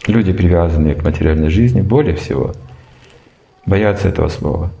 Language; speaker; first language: Russian; native; Russian